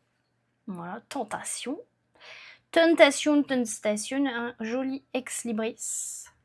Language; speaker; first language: French; native; French